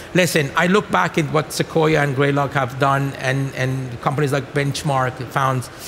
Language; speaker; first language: English; non-native, fluent; Persian